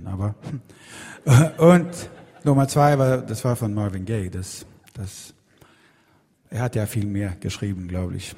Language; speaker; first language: German; non-native, fluent; Swedish